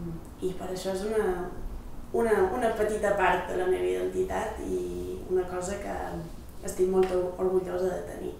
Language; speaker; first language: Catalan; non-native, local second language; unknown